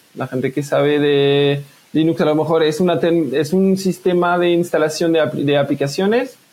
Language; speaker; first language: Spanish; non-native, fluent; French